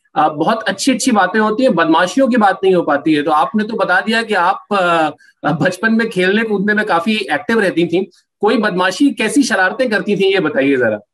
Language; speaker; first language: Hindi; native; Hindi